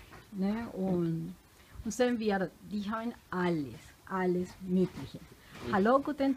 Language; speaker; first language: German; non-native, fluent; Spanish